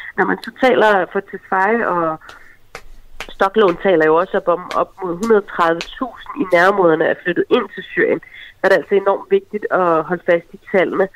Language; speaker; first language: Danish; early bilingual, other home language; Arabic